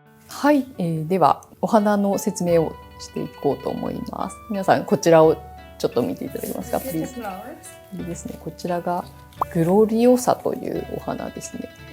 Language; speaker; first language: Japanese; native; Japanese